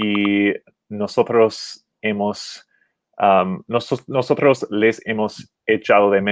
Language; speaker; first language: Spanish; non-native, fluent; English